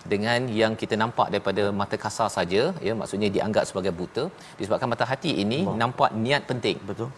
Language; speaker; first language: Malay; native; Malay